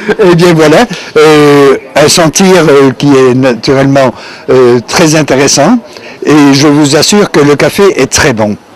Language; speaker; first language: French; native; French